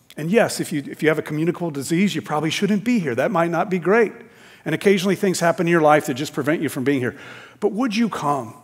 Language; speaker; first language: English; native; English